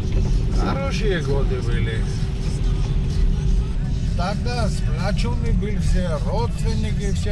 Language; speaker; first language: Russian; non-native, local second language; Armenian